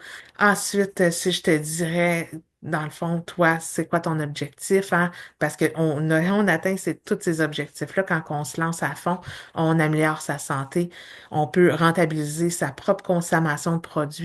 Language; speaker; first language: French; native; French